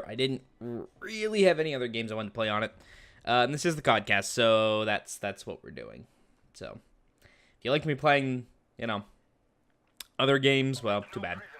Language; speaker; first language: English; native; English